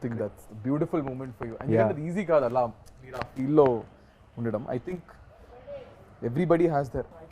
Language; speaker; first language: Telugu; native; Telugu